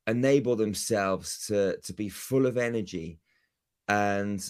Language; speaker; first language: English; native; English